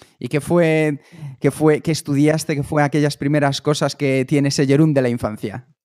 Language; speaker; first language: Spanish; native; Spanish